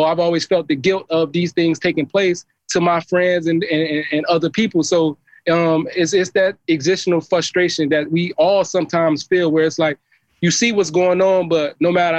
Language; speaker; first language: English; native; English